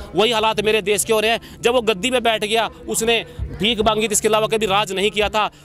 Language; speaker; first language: Hindi; native; Hindi